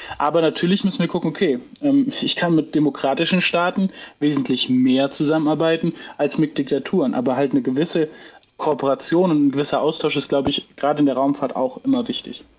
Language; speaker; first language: German; native; German